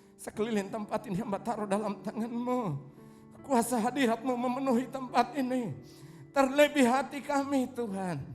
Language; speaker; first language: Indonesian; non-native, local second language; Tetum